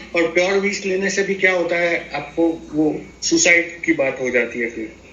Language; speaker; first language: Hindi; non-native, local second language; Gujarati